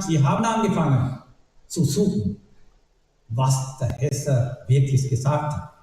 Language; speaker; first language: German; non-native, learner; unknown